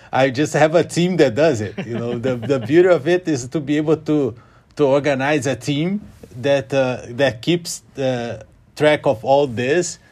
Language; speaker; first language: English; non-native, fluent; Portuguese